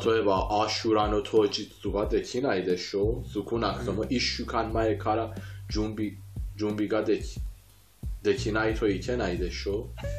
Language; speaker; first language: Japanese; non-native, fluent; Persian